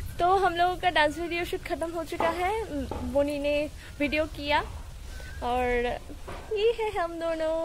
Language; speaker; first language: Hindi; non-native, local second language; Bangla